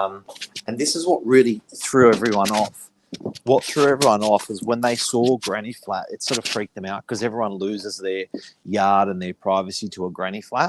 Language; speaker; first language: English; native; English